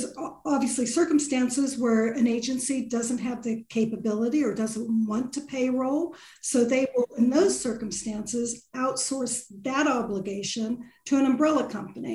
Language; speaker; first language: English; native; English